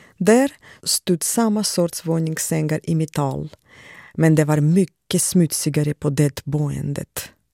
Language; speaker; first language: Swedish; non-native, fluent; Russian